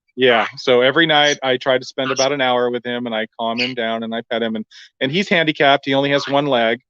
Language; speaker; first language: English; native; English